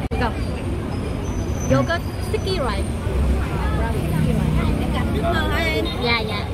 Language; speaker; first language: Korean; non-native, learner; Vietnamese